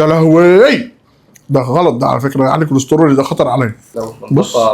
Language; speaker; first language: Arabic; native; Arabic